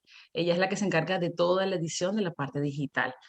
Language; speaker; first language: Spanish; native; Spanish